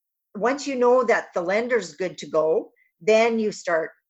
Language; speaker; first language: English; native; English